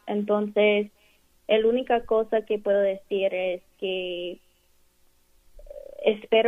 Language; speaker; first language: Spanish; non-native, fluent; English